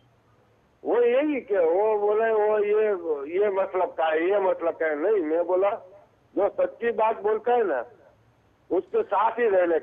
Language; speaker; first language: Hindi; non-native, local second language; Gujarati